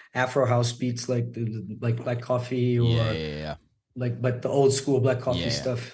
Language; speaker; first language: English; non-native, fluent; Portuguese